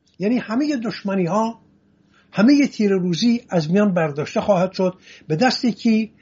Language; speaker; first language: Persian; non-native, local second language; Assyrian Neo-Aramaic